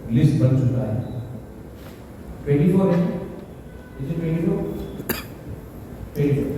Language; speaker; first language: Hindi; non-native, local second language; Kok Borok